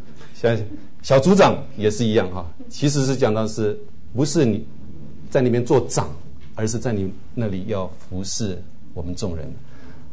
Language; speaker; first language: Chinese; native; Chinese